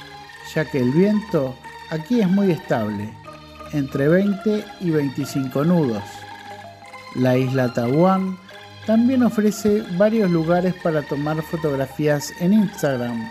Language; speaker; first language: Spanish; non-native, fluent; Indonesian